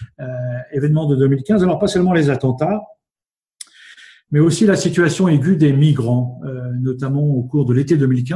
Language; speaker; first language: French; native; French